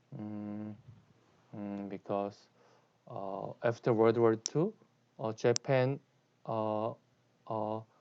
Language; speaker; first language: English; non-native, learner; Korean